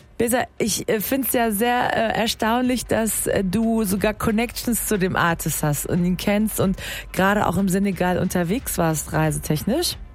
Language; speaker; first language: German; native; German